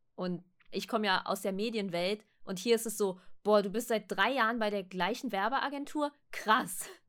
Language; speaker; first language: German; native; German